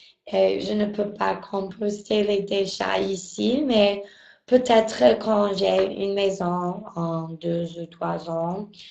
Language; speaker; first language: French; non-native, learner; English